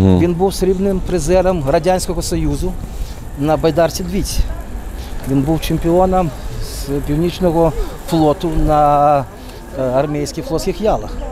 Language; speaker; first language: Ukrainian; non-native, local second language; Russian